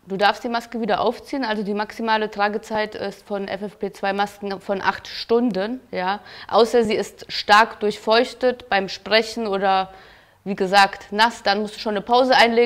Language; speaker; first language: German; native; German